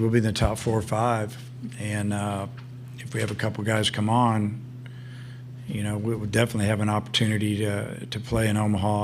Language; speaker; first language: English; native; English